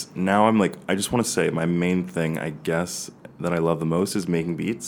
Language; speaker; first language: English; native; English